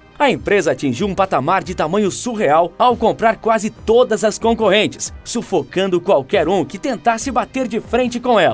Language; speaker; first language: Portuguese; native; Portuguese